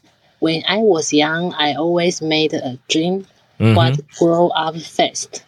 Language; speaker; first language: English; non-native, learner; Chinese